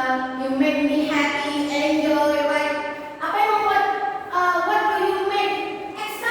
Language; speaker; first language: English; non-native, fluent; Indonesian